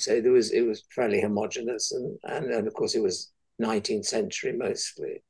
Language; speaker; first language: English; native; English